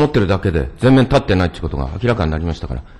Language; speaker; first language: Japanese; native; Japanese